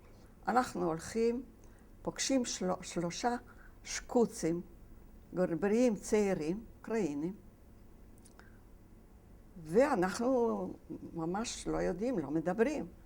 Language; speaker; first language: Hebrew; non-native, fluent; Polish